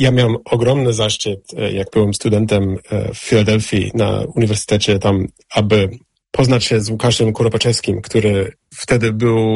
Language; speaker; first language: Polish; non-native, fluent; English